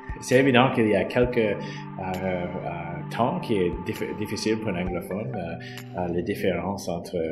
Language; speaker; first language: French; non-native, local second language; English